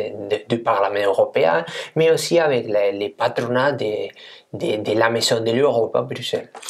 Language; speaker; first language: French; non-native, fluent; Spanish